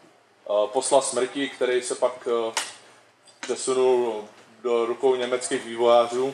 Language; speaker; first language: Czech; native; Czech